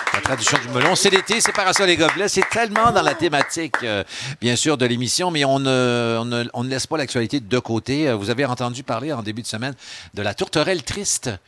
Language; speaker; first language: French; native; French